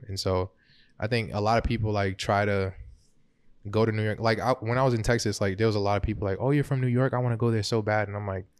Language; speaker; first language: English; early bilingual, other home language; Haitian Creole